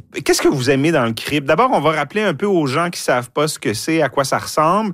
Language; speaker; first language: French; native; French